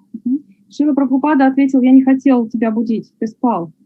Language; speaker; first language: Russian; native; Russian